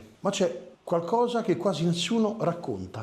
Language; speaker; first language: Italian; native; Italian